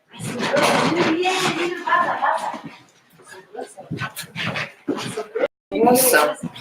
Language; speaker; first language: Spanish; non-native, fluent; English